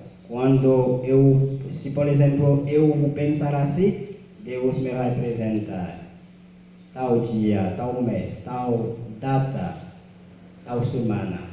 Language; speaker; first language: Portuguese; non-native, learner; Haitian Creole